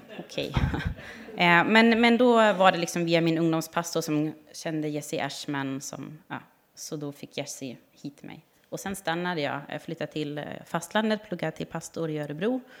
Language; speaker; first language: Swedish; non-native, fluent; German